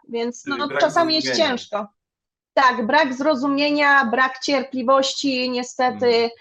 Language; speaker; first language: Polish; early bilingual, other home language; German